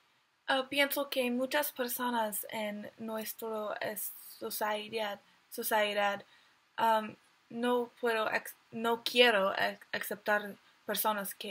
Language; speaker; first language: Spanish; non-native, learner; English